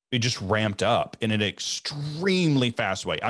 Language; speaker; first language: English; native; English